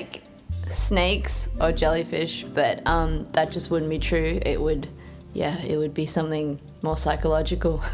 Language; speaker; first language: English; native; English